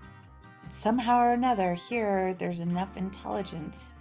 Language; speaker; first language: English; native; English